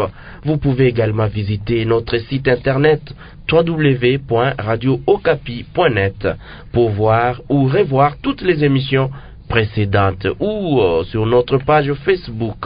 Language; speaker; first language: French; non-native, local second language; Lingala